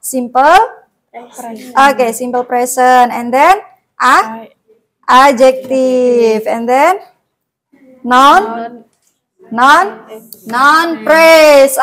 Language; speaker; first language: English; non-native, learner; Indonesian